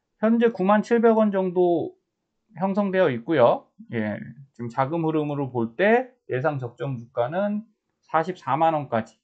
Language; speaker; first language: Korean; native; Korean